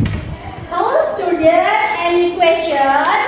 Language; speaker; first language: English; non-native, learner; Indonesian